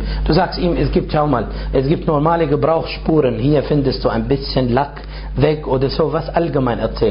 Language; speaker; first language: German; non-native, fluent; Arabic